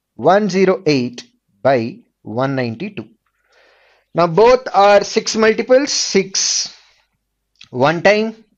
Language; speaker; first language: English; non-native, local second language; Telugu